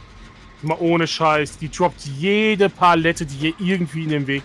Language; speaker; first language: German; native; German